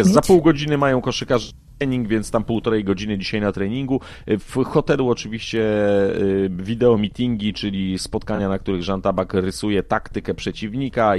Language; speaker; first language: Polish; native; Polish